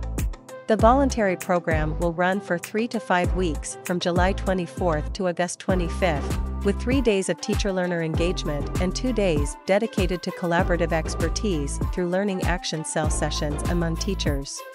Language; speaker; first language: English; non-native, local second language; Filipino